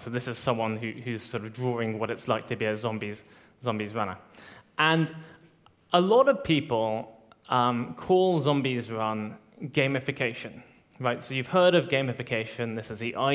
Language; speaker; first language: English; native; English